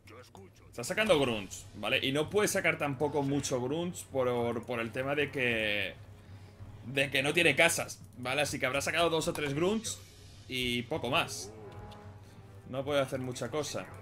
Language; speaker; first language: Spanish; native; Spanish